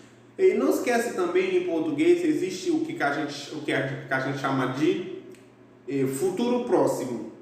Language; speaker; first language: Portuguese; non-native, fluent; Haitian Creole